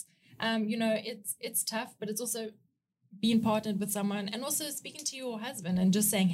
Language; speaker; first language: English; native; English